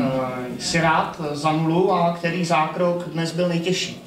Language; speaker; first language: Czech; native; Czech